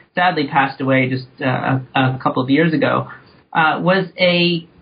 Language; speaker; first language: English; native; English